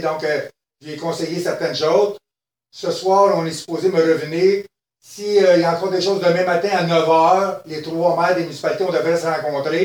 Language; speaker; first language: French; native; French